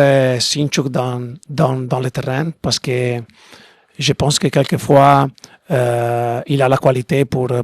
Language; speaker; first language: French; non-native, learner; Italian